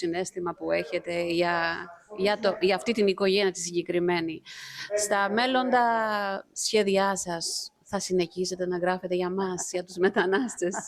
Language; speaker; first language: Greek; non-native, fluent; Albanian